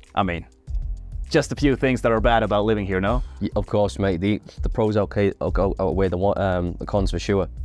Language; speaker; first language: English; native; English